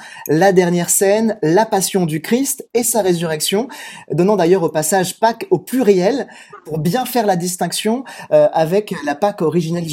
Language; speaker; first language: French; native; French